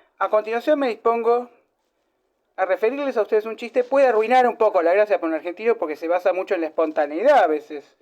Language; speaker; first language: Spanish; native; Spanish